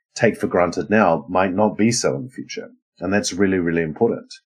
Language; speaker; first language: English; native; English